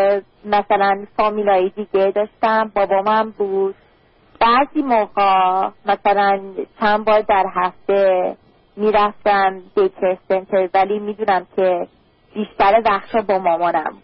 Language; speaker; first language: Persian; early bilingual, heritage; Persian